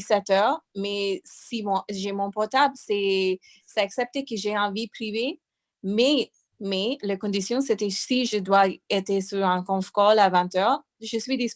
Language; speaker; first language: French; non-native, fluent; English